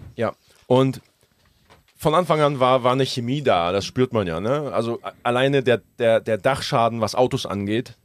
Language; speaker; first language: German; early bilingual, other home language; Russian